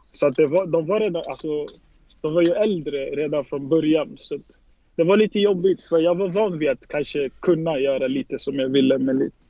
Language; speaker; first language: Swedish; early bilingual, other home language; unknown